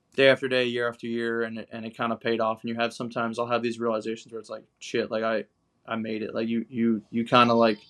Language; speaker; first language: English; native; English